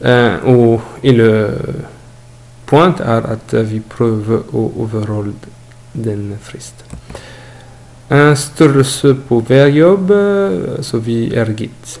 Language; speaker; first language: Norwegian; non-native, learner; French